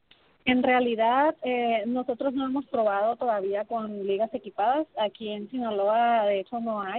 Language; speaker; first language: Spanish; native; Spanish